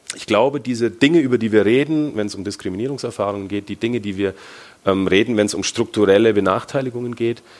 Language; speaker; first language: German; native; German